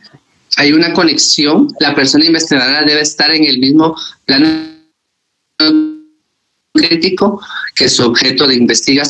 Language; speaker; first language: Spanish; native; Spanish